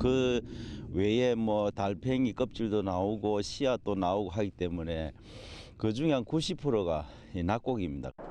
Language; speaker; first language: Korean; native; Korean